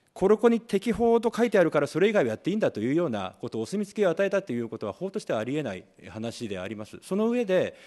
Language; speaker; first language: Japanese; native; Japanese